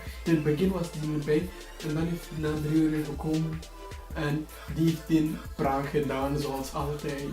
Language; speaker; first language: Dutch; early bilingual, other home language; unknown